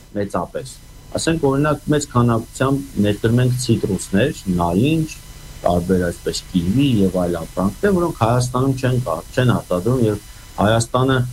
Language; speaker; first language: Armenian; native; Armenian